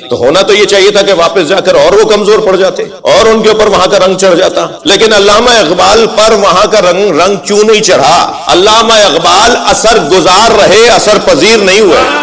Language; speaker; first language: Urdu; native; Urdu